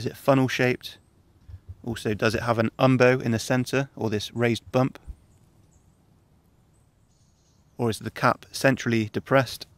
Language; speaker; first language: English; native; English